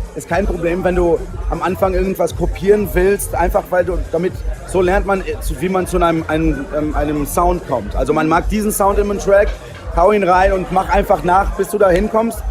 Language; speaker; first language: German; early bilingual, heritage; Portuguese